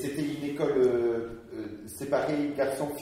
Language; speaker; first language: French; native; French